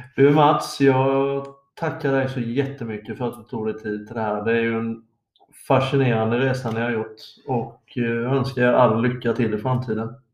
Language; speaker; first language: Swedish; native; Swedish